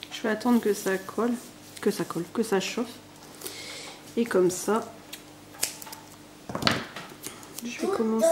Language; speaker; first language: French; native; French